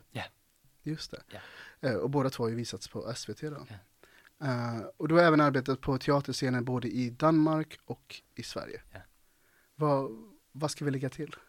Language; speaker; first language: Swedish; native; Swedish